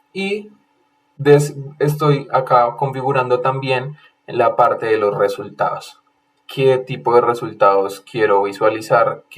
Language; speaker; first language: Spanish; native; Spanish